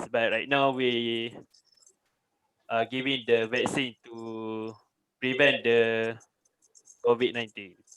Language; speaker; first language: English; non-native, local second language; Malay